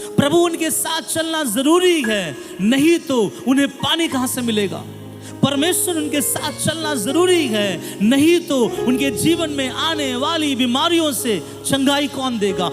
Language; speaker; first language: Hindi; non-native, local second language; Bangla